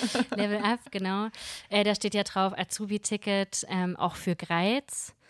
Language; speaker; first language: German; early bilingual, other home language; Russian